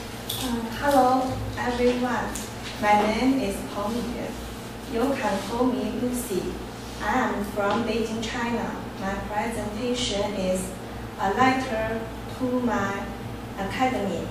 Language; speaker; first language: English; non-native, learner; Chinese